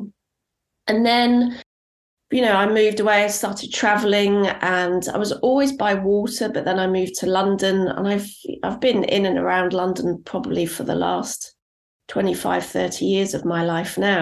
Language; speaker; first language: English; native; English